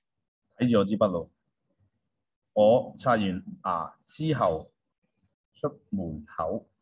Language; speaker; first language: Chinese; native; Chinese